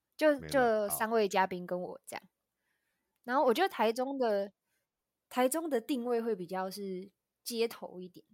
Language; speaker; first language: Chinese; native; Chinese